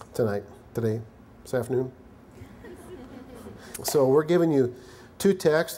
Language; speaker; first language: English; native; English